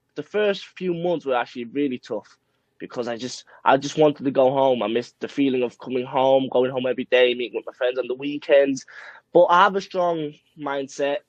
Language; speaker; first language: English; early bilingual, other home language; Spanish